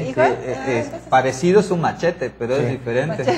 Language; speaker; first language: Spanish; native; Spanish